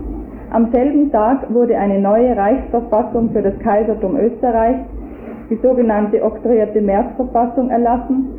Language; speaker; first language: German; native; German